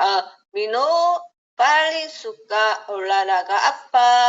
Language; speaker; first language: Indonesian; non-native, learner; Korean